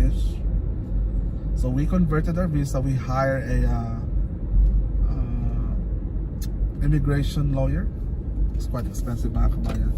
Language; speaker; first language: English; non-native, local second language; Filipino